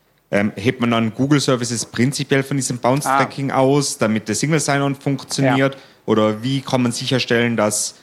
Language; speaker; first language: German; native; German